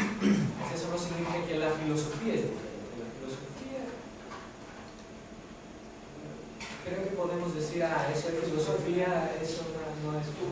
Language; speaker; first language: Spanish; non-native, fluent; Greek